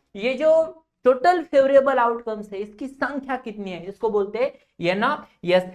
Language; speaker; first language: Hindi; non-native, local second language; Marathi